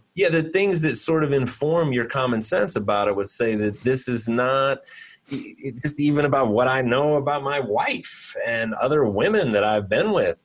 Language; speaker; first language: English; native; English